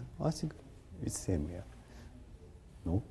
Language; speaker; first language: English; non-native, learner; Japanese